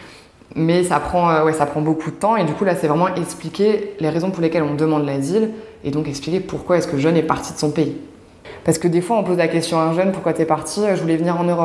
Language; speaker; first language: French; native; French